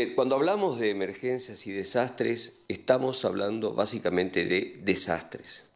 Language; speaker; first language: Spanish; native; Spanish